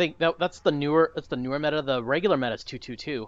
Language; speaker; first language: English; native; English